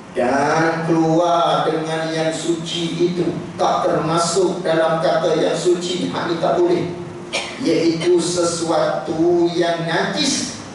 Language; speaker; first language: Malay; native; Malay